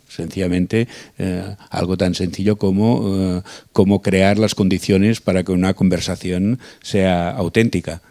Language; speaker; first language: Spanish; non-native, local second language; Catalan